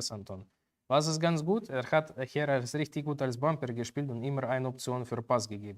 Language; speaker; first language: German; non-native, learner; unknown